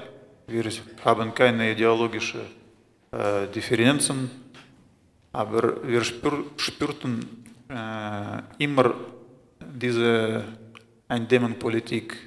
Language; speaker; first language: German; non-native, fluent; Russian